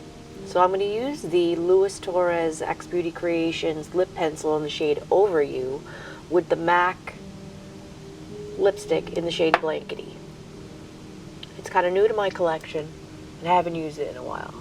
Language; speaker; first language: English; native; English